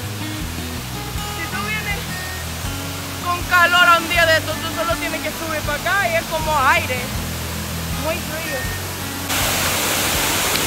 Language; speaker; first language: Spanish; non-native, fluent; English